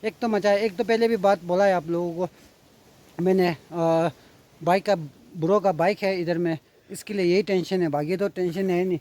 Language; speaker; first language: Hindi; non-native, local second language; Tibetan